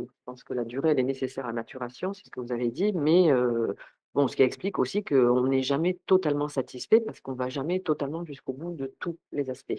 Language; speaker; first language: French; native; French